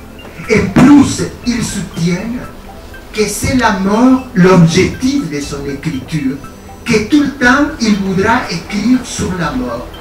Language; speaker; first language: French; non-native, fluent; Spanish